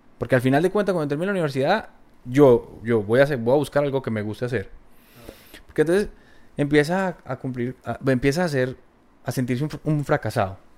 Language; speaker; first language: Spanish; native; Spanish